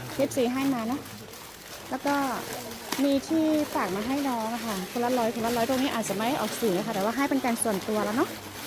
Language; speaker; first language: Thai; non-native, local second language; Karen languages